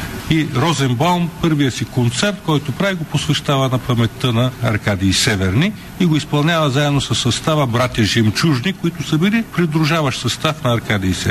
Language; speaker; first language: Bulgarian; native; Bulgarian